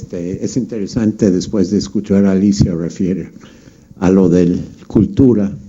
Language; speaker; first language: Spanish; non-native, fluent; English